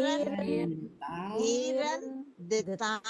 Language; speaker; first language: Dutch; non-native, learner; Indonesian